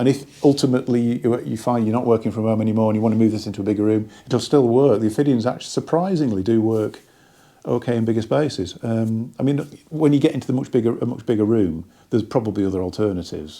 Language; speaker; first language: English; native; English